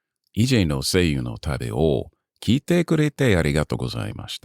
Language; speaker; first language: Japanese; non-native, learner; English